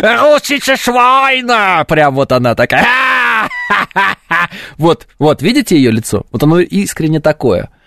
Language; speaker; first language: Russian; native; Russian